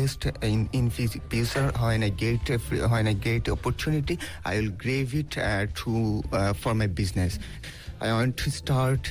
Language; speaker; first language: English; non-native, local second language; Bangla